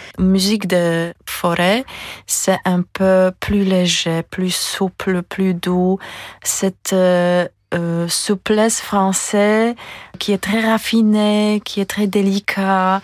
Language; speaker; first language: French; non-native, fluent; Polish